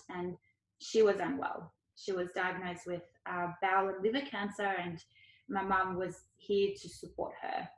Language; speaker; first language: English; early bilingual, other home language; Ukrainian